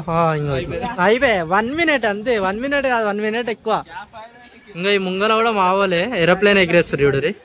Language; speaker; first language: Telugu; native; Telugu